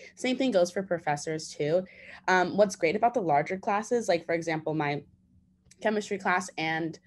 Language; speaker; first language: English; native; English